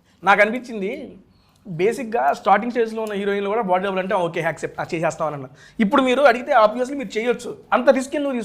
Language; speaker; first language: Telugu; native; Telugu